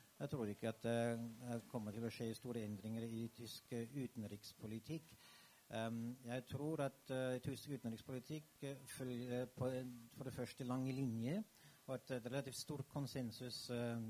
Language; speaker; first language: Norwegian; non-native, fluent; German